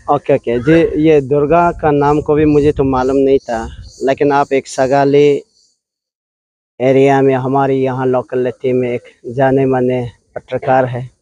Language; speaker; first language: Hindi; non-native, local second language; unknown